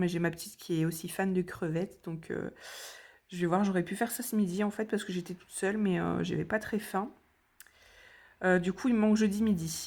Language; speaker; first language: French; native; French